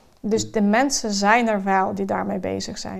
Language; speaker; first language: Dutch; non-native, fluent; Ukrainian